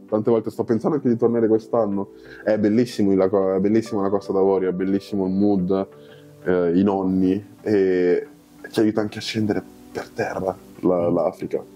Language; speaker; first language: Italian; early bilingual, other home language; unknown